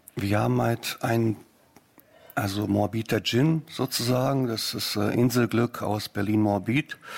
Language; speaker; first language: German; non-native, fluent; Bosnian